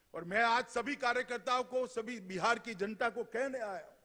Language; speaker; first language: Hindi; non-native, local second language; Gujarati